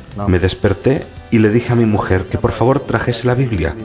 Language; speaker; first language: Spanish; non-native, fluent; Turkish